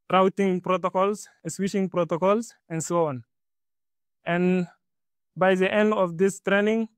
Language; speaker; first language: English; non-native, learner; Arabic